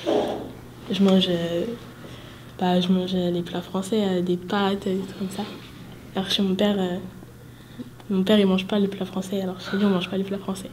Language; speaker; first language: French; native; French